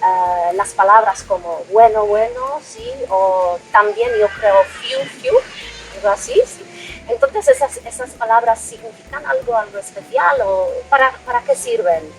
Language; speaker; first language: Spanish; non-native, fluent; Polish